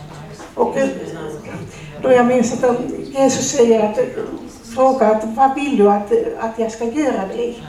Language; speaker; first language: Swedish; non-native, fluent; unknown